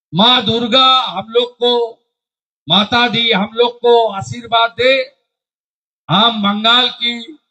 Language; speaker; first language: Hindi; non-native, local second language; Bangla